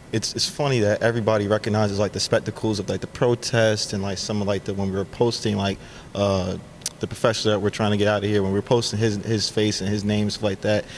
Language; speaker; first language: English; native; English